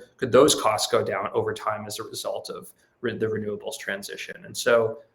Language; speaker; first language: English; native; English